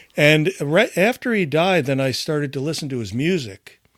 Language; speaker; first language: English; native; English